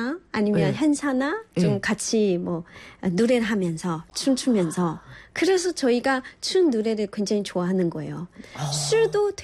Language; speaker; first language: Korean; non-native, fluent; Chinese